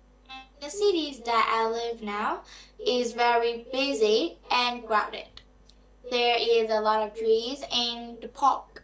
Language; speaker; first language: English; non-native, learner; Vietnamese